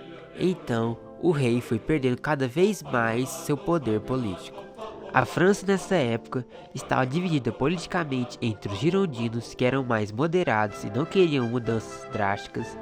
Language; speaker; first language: Portuguese; native; Portuguese